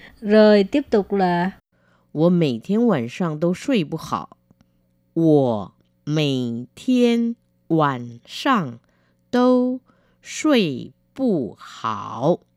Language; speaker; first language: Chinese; non-native, fluent; Vietnamese